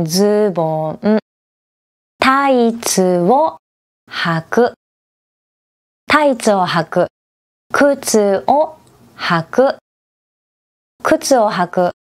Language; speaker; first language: Japanese; native; Japanese